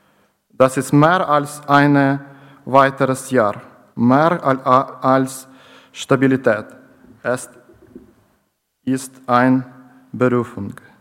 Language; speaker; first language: German; non-native, learner; Ukrainian